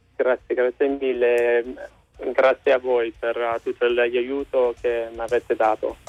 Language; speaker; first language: Italian; non-native, learner; English